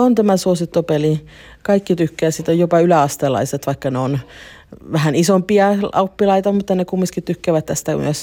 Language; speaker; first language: Finnish; native; Finnish